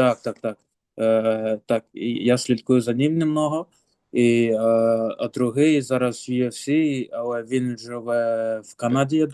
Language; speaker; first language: Ukrainian; early bilingual, heritage; Ukrainian